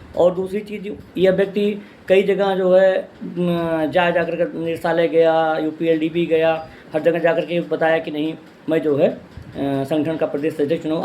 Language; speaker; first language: Hindi; native; Hindi